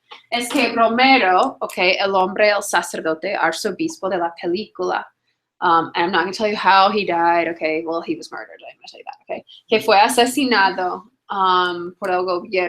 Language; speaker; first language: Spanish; non-native, fluent; English